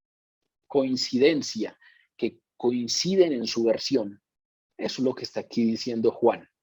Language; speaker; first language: Spanish; native; Spanish